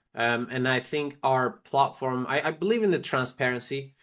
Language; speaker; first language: English; non-native, fluent; Turkish